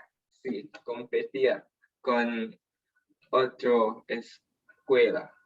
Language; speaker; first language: Spanish; non-native, learner; English